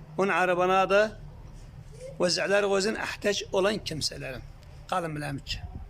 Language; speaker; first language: Turkish; native; Turkish